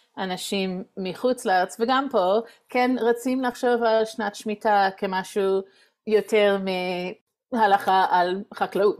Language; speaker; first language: Hebrew; non-native, fluent; English